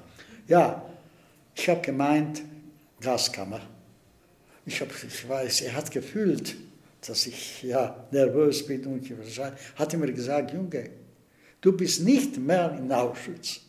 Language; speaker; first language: German; non-native, fluent; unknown